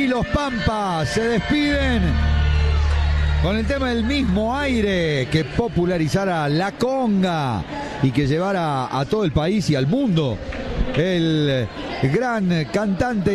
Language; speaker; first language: Spanish; native; Spanish